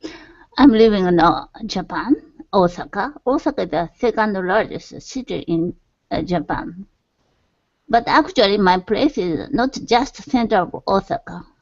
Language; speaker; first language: English; non-native, learner; Japanese